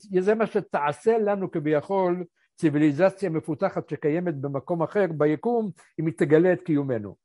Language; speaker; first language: Hebrew; early bilingual, other home language; Polish